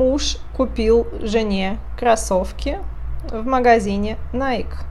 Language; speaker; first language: Russian; non-native, fluent; Portuguese